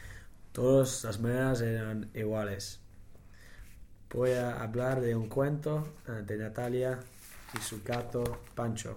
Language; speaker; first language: Spanish; non-native, learner; English